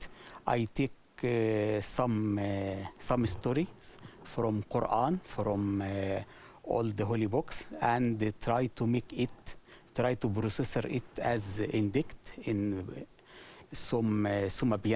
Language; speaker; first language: English; non-native, learner; Arabic